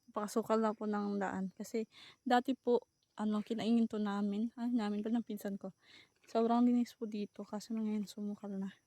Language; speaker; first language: Filipino; non-native, local second language; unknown